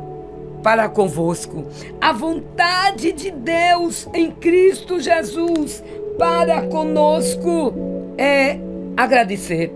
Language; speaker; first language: Portuguese; native; Portuguese